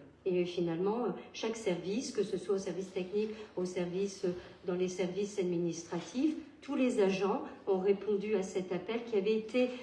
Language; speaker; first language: French; native; French